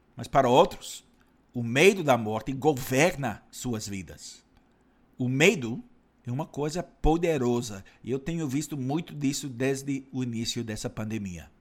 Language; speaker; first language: Portuguese; non-native, fluent; English